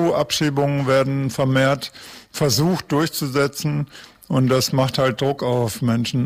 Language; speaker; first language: German; native; German